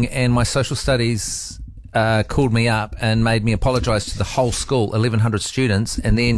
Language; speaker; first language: English; native; English